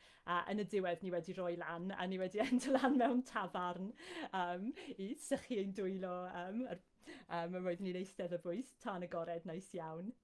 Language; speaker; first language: Welsh; non-native, fluent; English